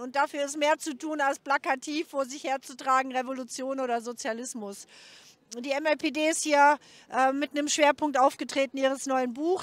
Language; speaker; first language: German; native; German